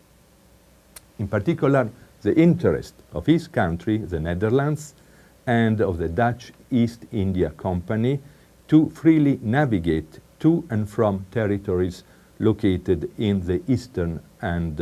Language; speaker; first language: English; non-native, fluent; Italian